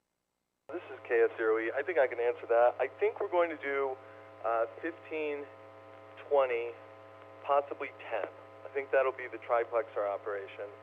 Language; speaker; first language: English; native; English